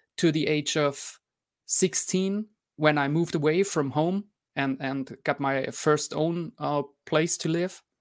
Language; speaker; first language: English; non-native, fluent; German